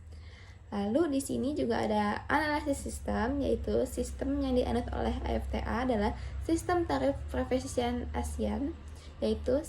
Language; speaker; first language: Indonesian; native; Indonesian